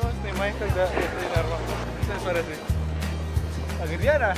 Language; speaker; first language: Russian; non-native, learner; Indonesian